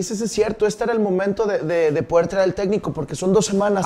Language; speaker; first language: Spanish; native; Spanish